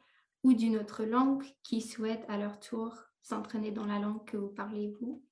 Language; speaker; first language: French; non-native, fluent; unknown